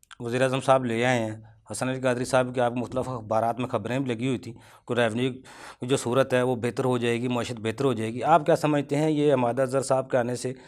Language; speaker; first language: Urdu; non-native, local second language; Punjabi